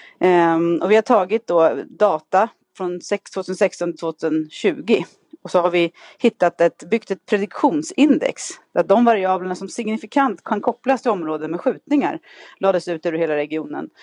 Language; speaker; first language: Swedish; native; Swedish